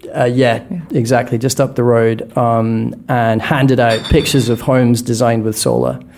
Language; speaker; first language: English; native; English